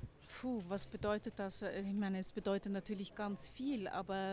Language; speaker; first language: German; early bilingual, other home language; Hungarian